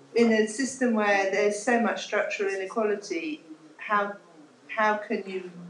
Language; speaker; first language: English; native; English